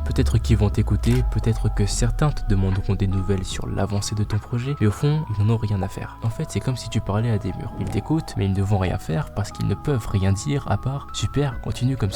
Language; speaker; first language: French; native; French